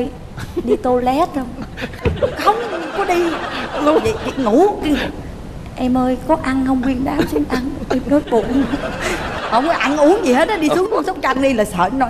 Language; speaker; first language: Vietnamese; native; Vietnamese